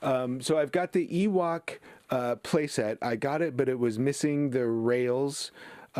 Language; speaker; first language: English; native; English